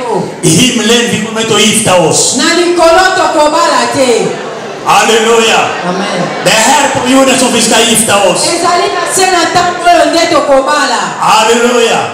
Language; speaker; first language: Swedish; non-native, learner; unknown